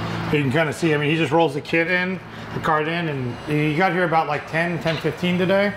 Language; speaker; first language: English; native; English